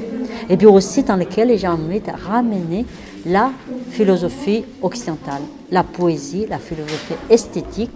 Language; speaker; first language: French; non-native, fluent; Chinese